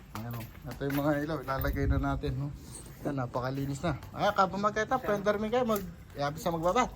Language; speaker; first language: Filipino; non-native, local second language; Iloko